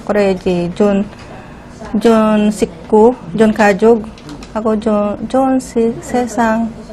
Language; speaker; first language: Korean; non-native, learner; Filipino